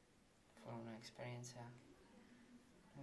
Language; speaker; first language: Spanish; non-native, learner; English